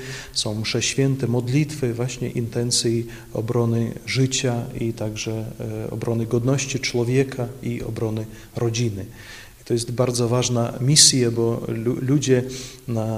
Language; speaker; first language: Polish; non-native, local second language; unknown